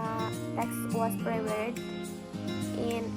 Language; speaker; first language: English; non-native, learner; Indonesian